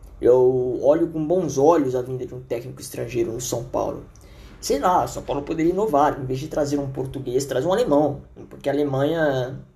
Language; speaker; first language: Portuguese; native; Portuguese